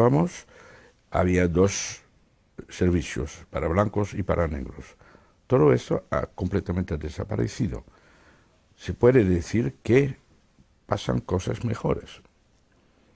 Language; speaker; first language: Spanish; non-native, fluent; Dutch